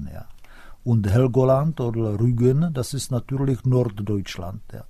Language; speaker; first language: German; non-native, fluent; Czech